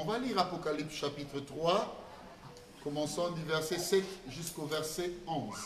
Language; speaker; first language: French; non-native, local second language; Lingala